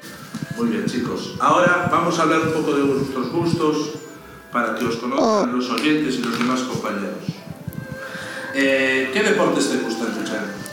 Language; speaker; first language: Spanish; native; Spanish